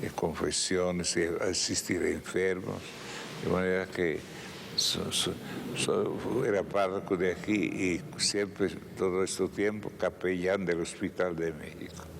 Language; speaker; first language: Spanish; non-native, fluent; Italian